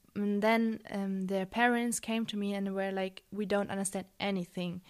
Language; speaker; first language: English; non-native, fluent; German